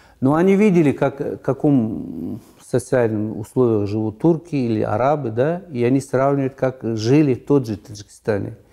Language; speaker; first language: Russian; non-native, local second language; Tajik